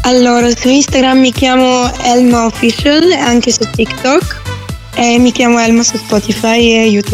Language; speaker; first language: Italian; non-native, fluent; Bulgarian